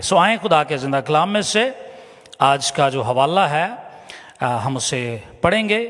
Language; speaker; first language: Urdu; non-native, local second language; Punjabi